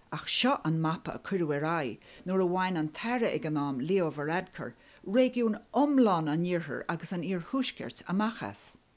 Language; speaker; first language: Irish; non-native, local second language; English